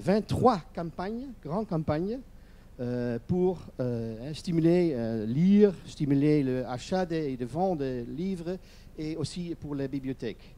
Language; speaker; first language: French; non-native, learner; Dutch